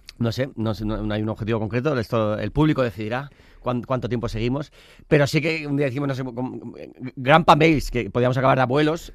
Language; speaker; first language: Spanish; native; Spanish